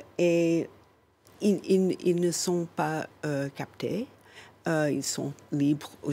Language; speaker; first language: French; non-native, fluent; English